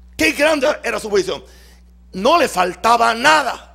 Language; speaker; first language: Spanish; native; Spanish